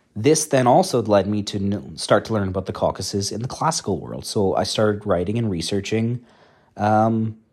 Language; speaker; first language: English; native; English